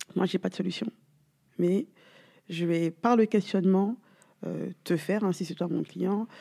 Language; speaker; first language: French; native; French